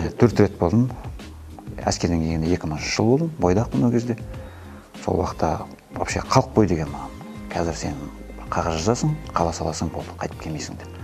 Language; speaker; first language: Kazakh; non-native, local second language; Russian